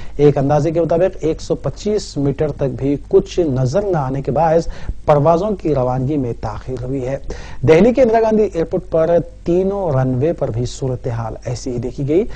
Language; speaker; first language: Urdu; native; Urdu